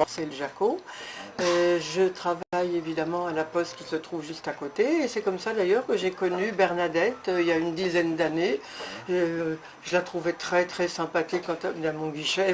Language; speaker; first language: French; native; French